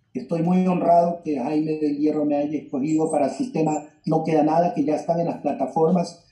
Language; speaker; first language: Spanish; native; Spanish